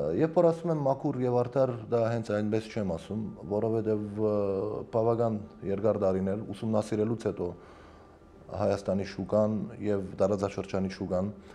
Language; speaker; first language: Armenian; early bilingual, heritage; Armenian